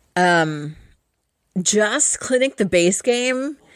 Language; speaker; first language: English; native; English